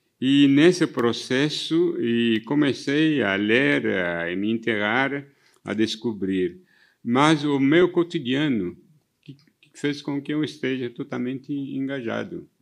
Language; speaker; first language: Portuguese; non-native, fluent; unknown